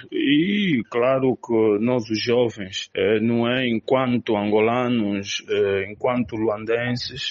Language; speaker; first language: Portuguese; native; Portuguese